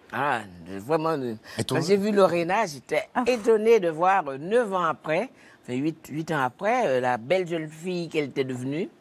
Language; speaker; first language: French; native; French